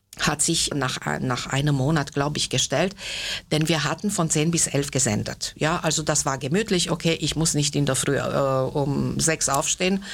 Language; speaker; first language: German; non-native, local second language; Hungarian